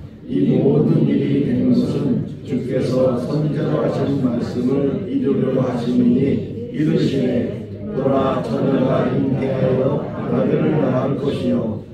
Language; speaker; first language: Korean; native; Korean